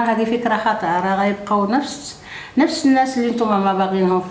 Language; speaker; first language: Arabic; native; Arabic